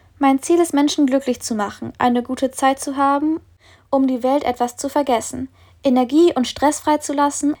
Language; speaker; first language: German; native; German